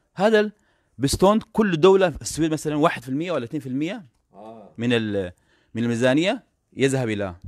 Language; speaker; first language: Arabic; non-native, fluent; Afar